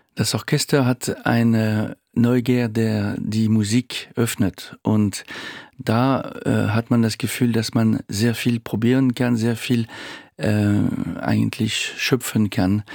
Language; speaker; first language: German; non-native, fluent; French